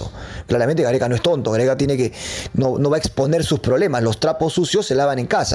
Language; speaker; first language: Spanish; native; Spanish